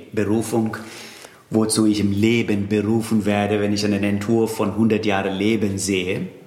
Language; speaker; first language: German; non-native, fluent; Tamil